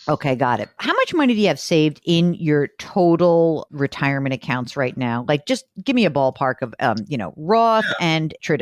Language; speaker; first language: English; native; English